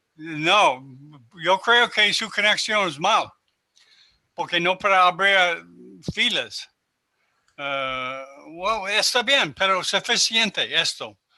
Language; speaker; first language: Spanish; non-native, learner; English